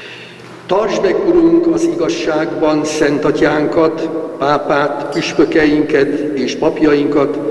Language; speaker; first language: Hungarian; native; Hungarian